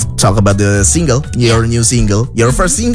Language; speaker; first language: English; non-native, fluent; Indonesian